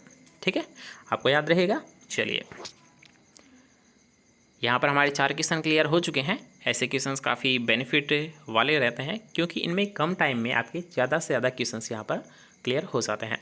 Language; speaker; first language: Hindi; native; Hindi